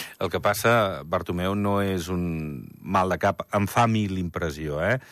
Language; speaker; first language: Catalan; native; Catalan